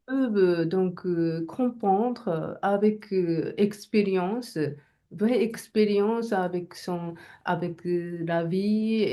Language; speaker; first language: French; non-native, learner; Japanese